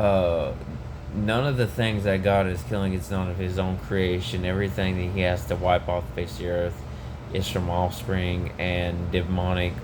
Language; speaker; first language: English; native; English